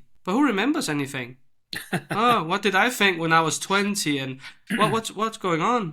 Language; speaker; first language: English; non-native, fluent; Danish